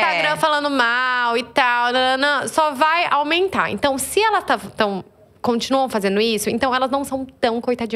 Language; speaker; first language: Portuguese; native; Portuguese